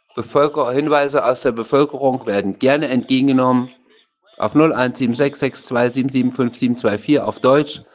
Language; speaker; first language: German; native; German